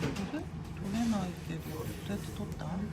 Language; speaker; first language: Japanese; native; Japanese